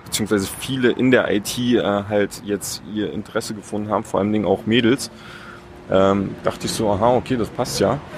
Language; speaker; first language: German; native; German